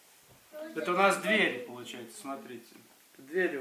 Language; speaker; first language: Russian; native; Russian